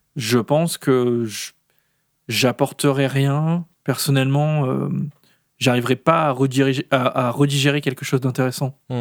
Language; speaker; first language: French; native; French